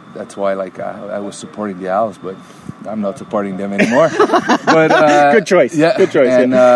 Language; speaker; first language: English; native; English